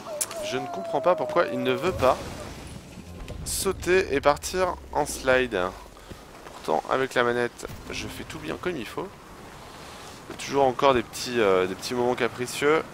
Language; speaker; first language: French; native; French